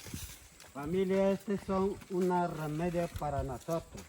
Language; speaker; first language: Spanish; non-native, local second language; Ticuna